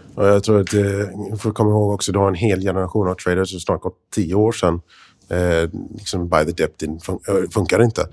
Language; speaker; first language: Swedish; non-native, fluent; English